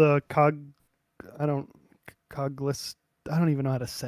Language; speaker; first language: English; native; English